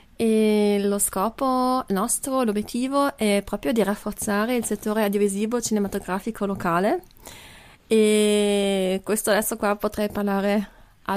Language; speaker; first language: Italian; non-native, local second language; German